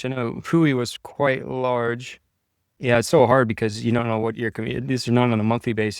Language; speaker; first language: English; native; English